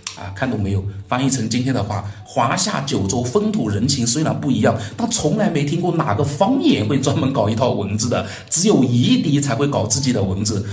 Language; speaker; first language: Chinese; non-native, local second language; Hakka Chinese